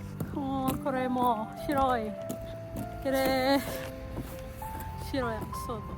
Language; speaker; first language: Japanese; non-native, learner; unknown